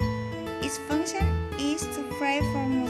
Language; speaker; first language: English; non-native, learner; Indonesian